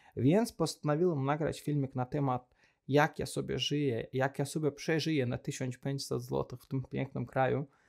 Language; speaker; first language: Polish; non-native, learner; Azerbaijani